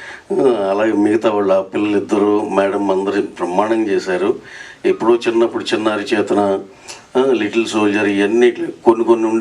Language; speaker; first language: Telugu; native; Telugu